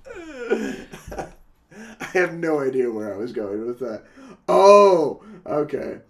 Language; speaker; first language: English; early bilingual, other home language; Italian